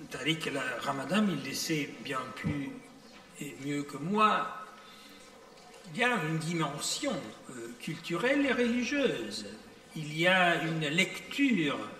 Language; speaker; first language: French; non-native, fluent; Italian